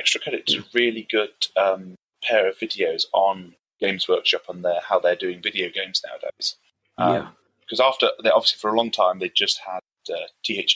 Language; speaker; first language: English; native; English